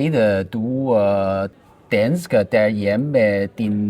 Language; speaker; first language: Danish; non-native, learner; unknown